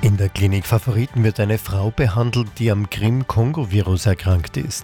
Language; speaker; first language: German; native; German